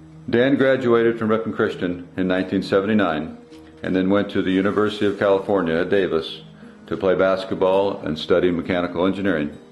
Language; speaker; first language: English; native; English